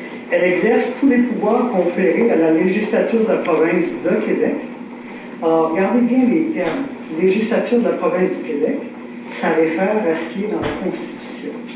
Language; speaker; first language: French; native; French